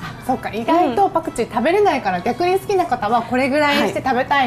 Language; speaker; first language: Japanese; native; Japanese